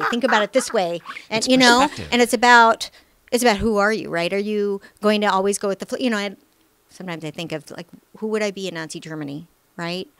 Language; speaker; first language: English; native; English